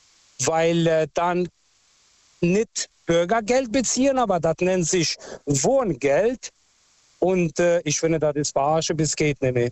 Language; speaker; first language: German; non-native, fluent; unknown